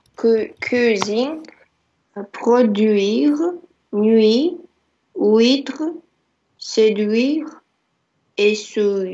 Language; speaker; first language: French; non-native, learner; Russian